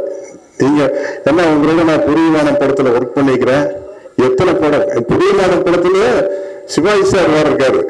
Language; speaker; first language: Tamil; native; Tamil